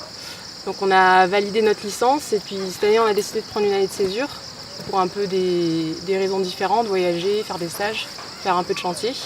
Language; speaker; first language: French; native; French